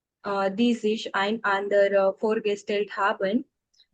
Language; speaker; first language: German; non-native, learner; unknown